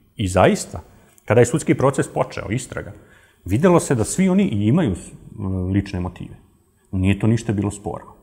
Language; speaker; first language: Serbian; native; Serbian